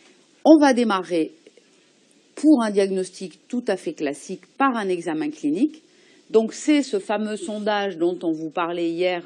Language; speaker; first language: French; native; French